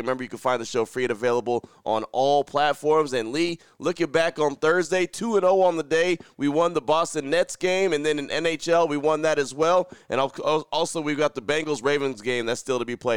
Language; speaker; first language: English; native; English